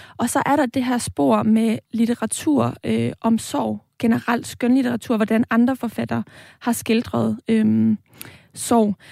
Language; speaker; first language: Danish; native; Danish